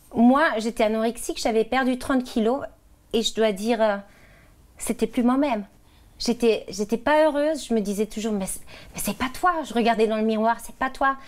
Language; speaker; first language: French; non-native, fluent; German